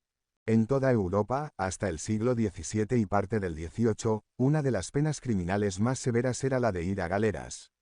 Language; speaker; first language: Spanish; native; Spanish